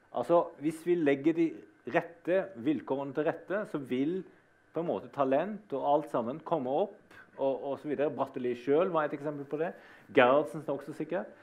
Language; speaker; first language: Norwegian; native; Norwegian